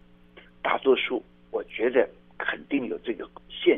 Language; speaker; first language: Chinese; native; Chinese